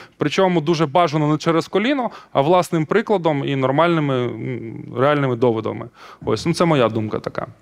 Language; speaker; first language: Ukrainian; non-native, local second language; Russian